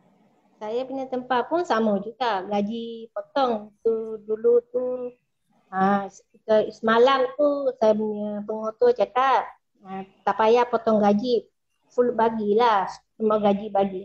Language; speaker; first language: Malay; non-native, local second language; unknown